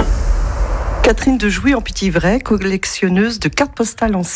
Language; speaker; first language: French; native; French